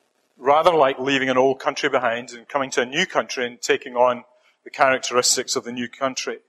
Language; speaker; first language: English; native; English